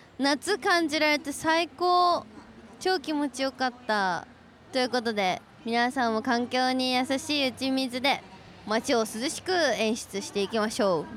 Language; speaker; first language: Japanese; native; Japanese